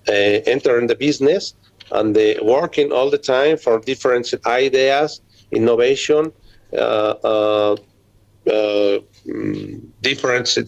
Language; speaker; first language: English; non-native, learner; Spanish